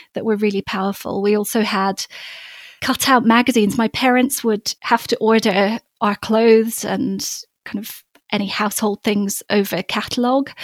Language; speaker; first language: English; native; English